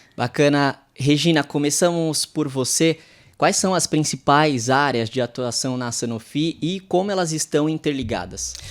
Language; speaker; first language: Portuguese; native; Portuguese